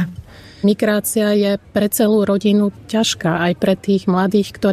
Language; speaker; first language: Slovak; native; Slovak